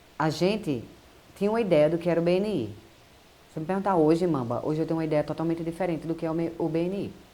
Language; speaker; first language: Portuguese; native; Portuguese